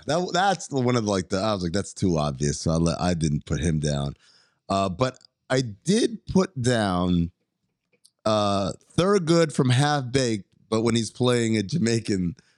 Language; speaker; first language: English; native; English